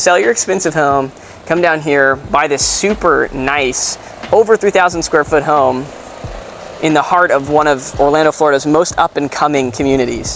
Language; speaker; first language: English; native; English